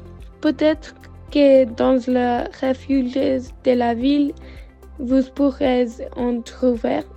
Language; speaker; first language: French; non-native, learner; English